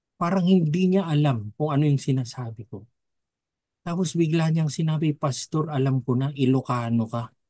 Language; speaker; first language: Filipino; non-native, local second language; Iloko